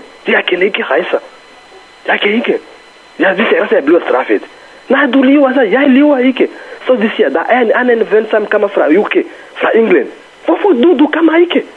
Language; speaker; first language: Danish; non-native, fluent; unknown